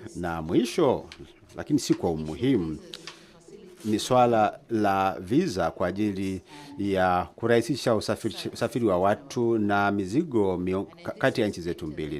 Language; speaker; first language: Swahili; native; Swahili